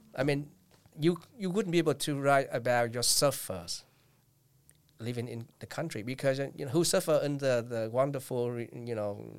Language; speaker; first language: English; non-native, fluent; Vietnamese